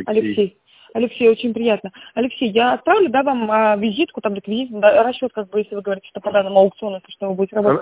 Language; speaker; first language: Russian; native; Russian